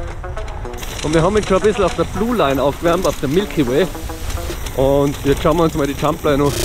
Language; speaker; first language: German; native; German